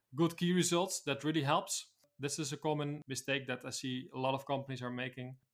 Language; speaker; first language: English; non-native, fluent; Dutch